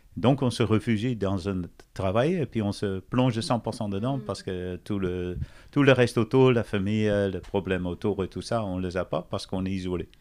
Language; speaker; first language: French; non-native, fluent; Dutch